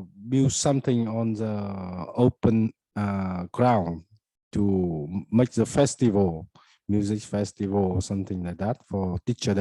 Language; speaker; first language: English; non-native, fluent; Vietnamese